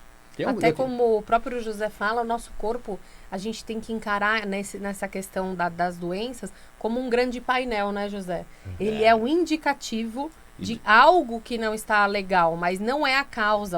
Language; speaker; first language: Portuguese; native; Portuguese